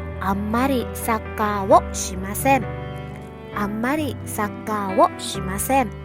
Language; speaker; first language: Japanese; non-native, fluent; Thai